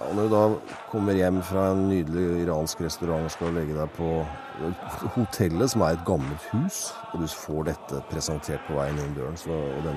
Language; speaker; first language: Norwegian; native; Norwegian